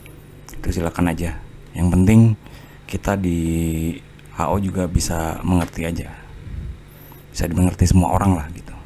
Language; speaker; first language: Indonesian; native; Indonesian